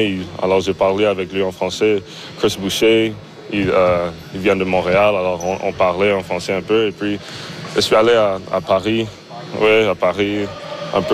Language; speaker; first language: French; non-native, learner; English